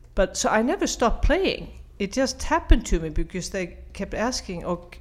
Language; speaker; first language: English; non-native, fluent; Swedish